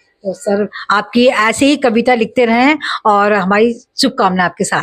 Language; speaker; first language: Hindi; native; Hindi